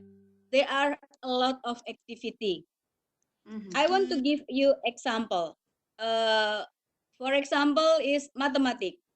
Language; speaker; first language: English; non-native, learner; Indonesian